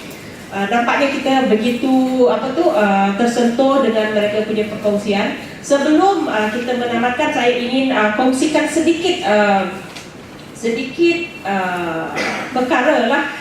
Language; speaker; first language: Malay; native; Malay